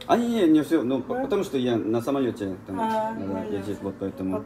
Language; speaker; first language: Russian; non-native, fluent; Korean